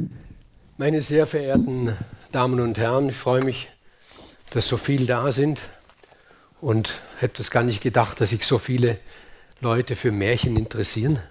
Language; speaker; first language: German; native; German